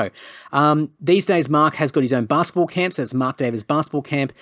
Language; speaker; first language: English; native; English